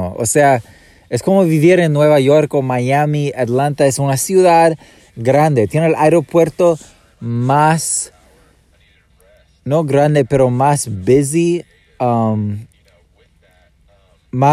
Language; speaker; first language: Spanish; non-native, fluent; English